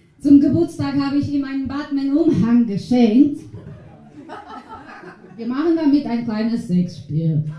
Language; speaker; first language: German; non-native, learner; Portuguese